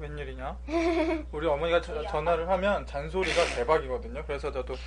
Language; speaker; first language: Korean; native; Korean